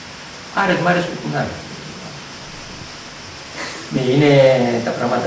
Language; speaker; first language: Greek; native; Greek